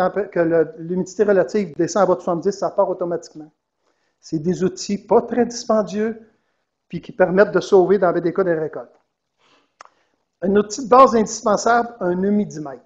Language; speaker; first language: French; native; French